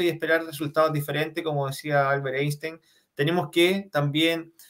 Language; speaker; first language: Spanish; native; Spanish